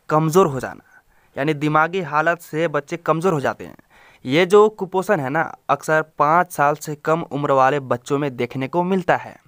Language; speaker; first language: Hindi; native; Hindi